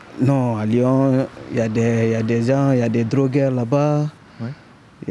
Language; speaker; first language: French; non-native, fluent; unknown